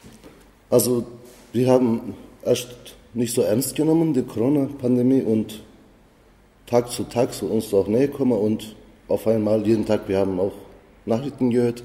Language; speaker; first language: German; non-native, learner; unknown